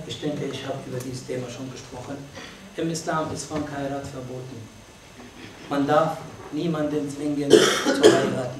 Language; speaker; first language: German; non-native, fluent; Arabic